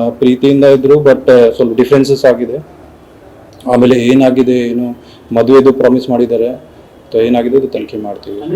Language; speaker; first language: Kannada; non-native, local second language; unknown